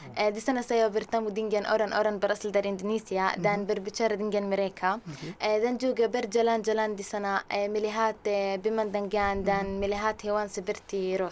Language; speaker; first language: Indonesian; non-native, learner; Arabic